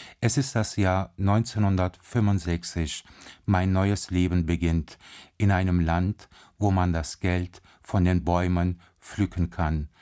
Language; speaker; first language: German; early bilingual, other home language; Turkish